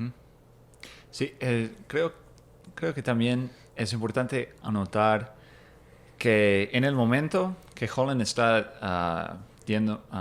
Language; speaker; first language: Spanish; non-native, fluent; English